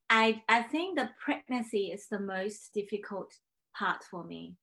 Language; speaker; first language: English; non-native, fluent; Chinese